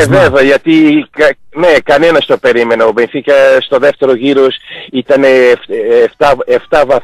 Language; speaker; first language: Greek; non-native, fluent; Portuguese